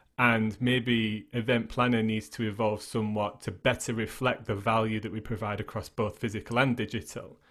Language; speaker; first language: English; native; English